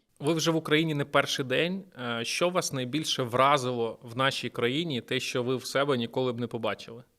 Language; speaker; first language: Ukrainian; native; Ukrainian